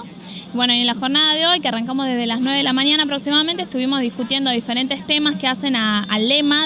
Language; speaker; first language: Spanish; native; Spanish